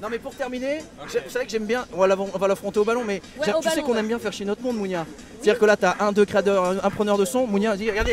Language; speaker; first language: French; native; French